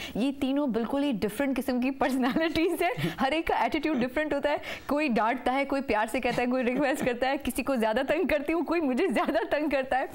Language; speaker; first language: Urdu; native; Urdu